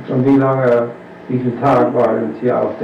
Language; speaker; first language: German; non-native, fluent; English